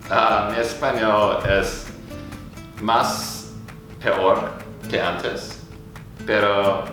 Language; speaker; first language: Spanish; non-native, learner; English